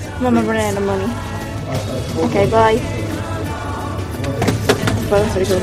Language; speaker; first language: English; native; English